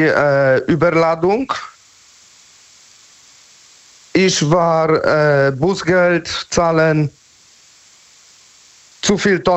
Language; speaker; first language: German; non-native, learner; Polish